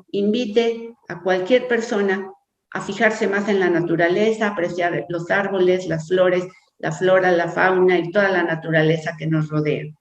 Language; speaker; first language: Spanish; native; Spanish